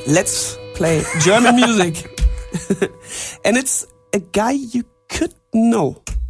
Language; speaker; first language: English; non-native, fluent; German